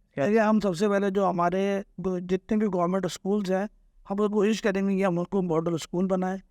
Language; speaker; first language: Urdu; native; Urdu